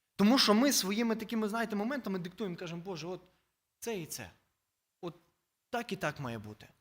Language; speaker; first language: Ukrainian; native; Ukrainian